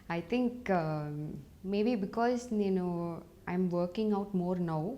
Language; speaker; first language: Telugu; non-native, fluent; Tamil